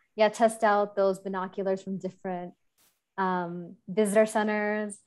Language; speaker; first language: English; native; English